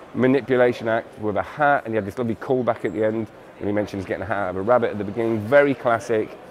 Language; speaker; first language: English; native; English